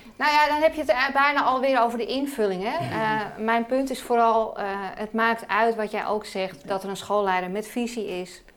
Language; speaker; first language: Dutch; native; Dutch